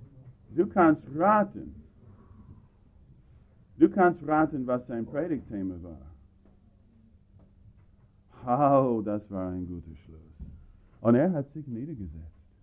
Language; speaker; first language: German; non-native, fluent; English